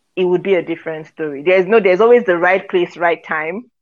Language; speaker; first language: English; non-native, local second language; Yoruba